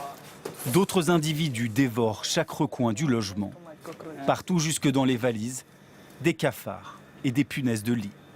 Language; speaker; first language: French; native; French